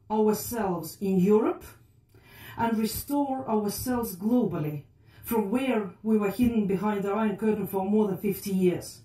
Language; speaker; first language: English; non-native, fluent; Estonian